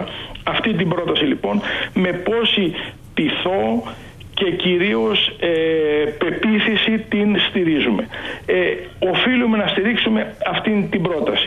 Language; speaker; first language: Greek; native; Greek